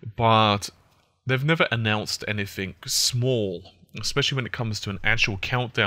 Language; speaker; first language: English; native; English